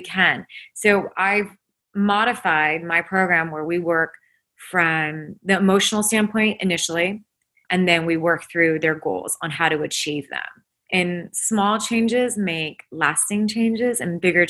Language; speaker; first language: English; native; English